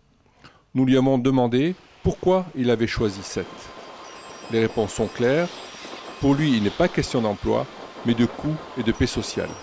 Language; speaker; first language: French; native; French